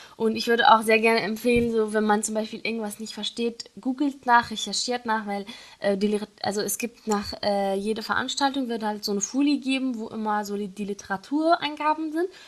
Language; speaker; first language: German; non-native, fluent; Arabic